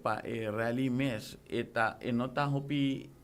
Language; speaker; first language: Spanish; non-native, local second language; Papiamento